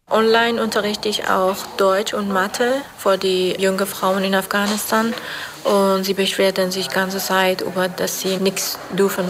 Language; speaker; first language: German; non-native, learner; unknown